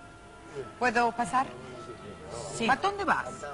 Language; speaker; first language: Spanish; native; Spanish